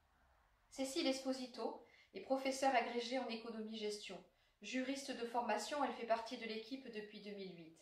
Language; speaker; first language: French; native; French